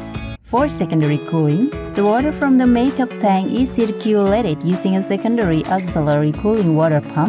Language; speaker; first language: English; non-native, fluent; Indonesian